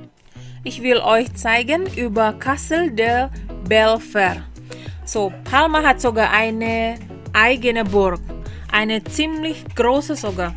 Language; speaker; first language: German; non-native, learner; Indonesian